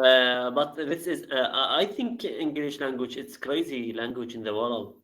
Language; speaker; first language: English; non-native, learner; Arabic